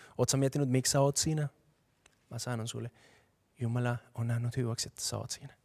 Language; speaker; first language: Finnish; non-native, fluent; Spanish